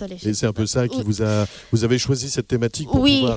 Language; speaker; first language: French; native; French